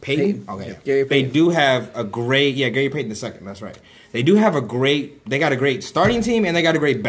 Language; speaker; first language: English; native; English